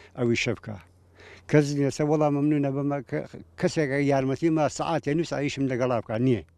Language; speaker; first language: Central Kurdish; non-native, local second language; Gurani